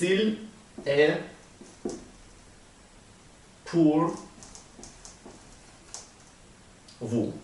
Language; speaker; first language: French; non-native, learner; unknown